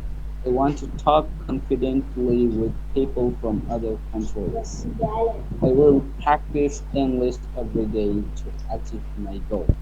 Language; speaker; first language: English; non-native, learner; Bangla